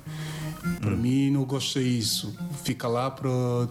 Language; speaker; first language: Portuguese; non-native, learner; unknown